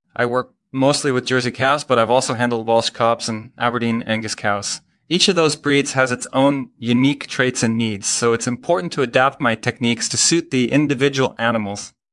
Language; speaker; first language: English; non-native, fluent; Dutch